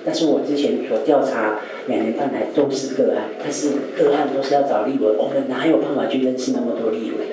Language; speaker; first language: Chinese; native; Chinese